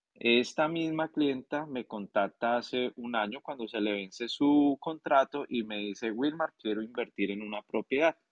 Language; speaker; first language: Spanish; native; Spanish